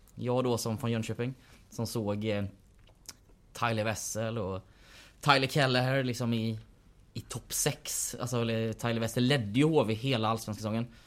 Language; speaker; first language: Swedish; native; Swedish